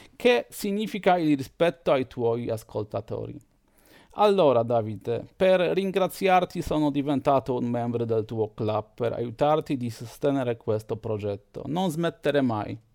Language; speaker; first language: Italian; non-native, fluent; Polish